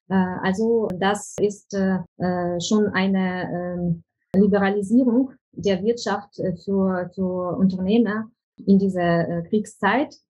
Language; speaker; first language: German; non-native, fluent; Ukrainian